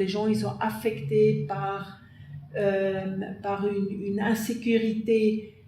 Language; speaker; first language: French; non-native, fluent; German